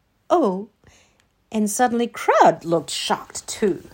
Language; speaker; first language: English; non-native, fluent; Chinese